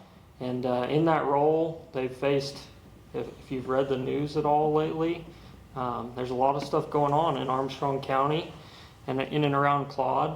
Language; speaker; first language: English; native; English